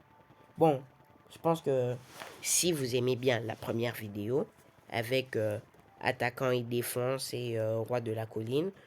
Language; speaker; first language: French; native; French